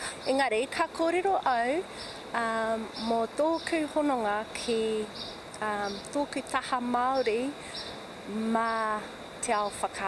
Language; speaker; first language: Māori; non-native, local second language; English